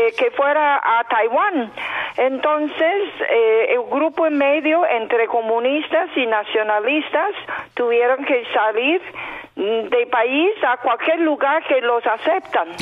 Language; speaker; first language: Spanish; non-native, fluent; Chinese